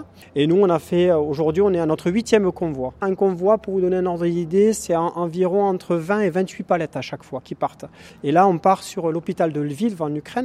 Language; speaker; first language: French; native; French